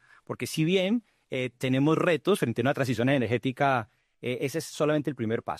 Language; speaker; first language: Spanish; native; Spanish